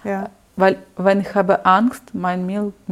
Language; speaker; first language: German; non-native, learner; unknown